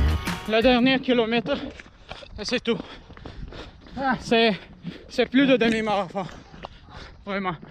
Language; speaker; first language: French; non-native, learner; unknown